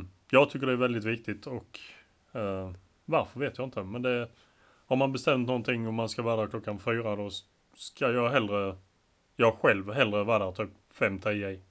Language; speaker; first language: Swedish; native; Swedish